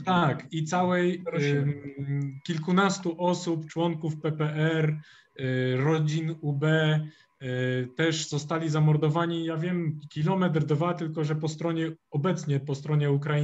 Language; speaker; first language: Polish; native; Polish